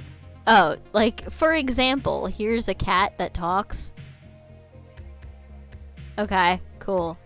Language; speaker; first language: English; native; English